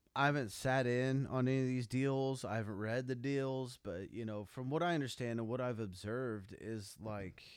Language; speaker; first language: English; native; English